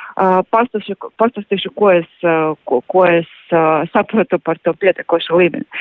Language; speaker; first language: Latvian; non-native, local second language; Russian